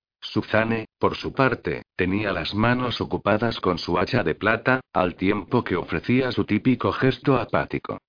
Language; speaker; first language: Spanish; native; Spanish